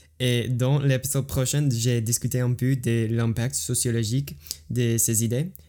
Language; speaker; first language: French; non-native, learner; English